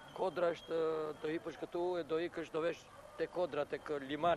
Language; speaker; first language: Albanian; native; Albanian